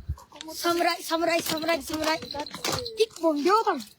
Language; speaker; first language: Japanese; native; Japanese